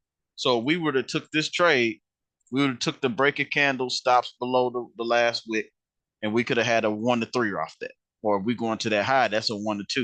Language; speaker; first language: English; native; English